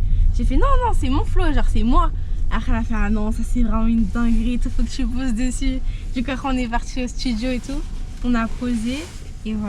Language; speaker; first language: French; native; French